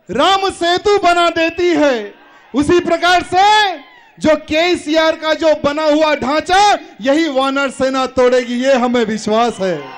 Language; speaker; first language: Hindi; native; Hindi